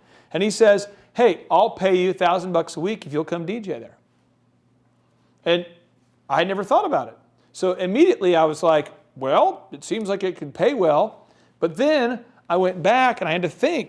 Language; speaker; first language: English; native; English